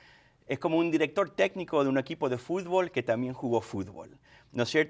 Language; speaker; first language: Spanish; early bilingual, other home language; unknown